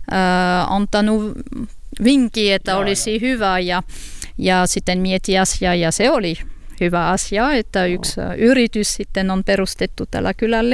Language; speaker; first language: Finnish; non-native, learner; French